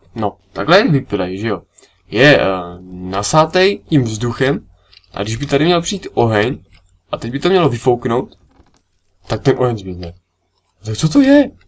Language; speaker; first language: Czech; native; Czech